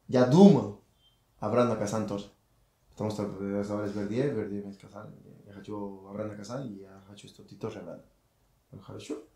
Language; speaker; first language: Russian; non-native, learner; Spanish